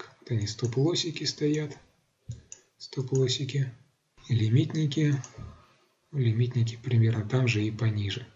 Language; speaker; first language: Russian; native; Russian